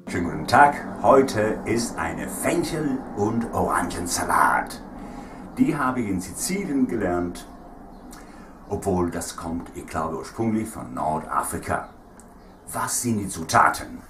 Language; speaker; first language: German; non-native, fluent; Italian